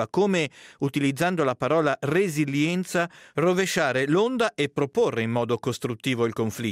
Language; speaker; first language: Italian; native; Italian